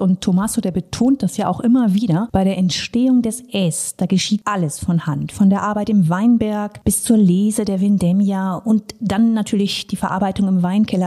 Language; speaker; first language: German; native; German